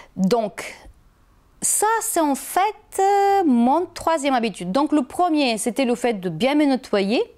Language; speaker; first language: French; non-native, fluent; Bulgarian